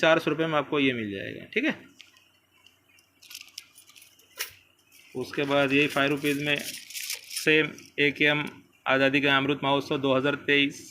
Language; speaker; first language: Hindi; native; Hindi